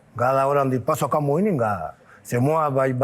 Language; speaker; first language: Indonesian; non-native, fluent; Spanish